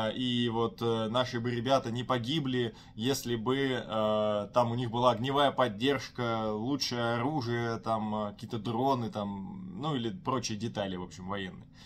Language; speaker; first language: Russian; native; Russian